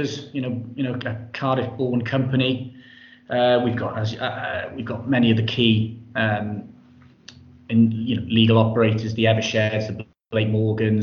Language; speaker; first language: English; native; English